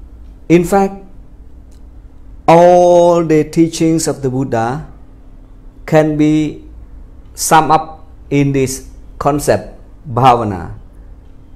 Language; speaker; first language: English; non-native, fluent; Khmer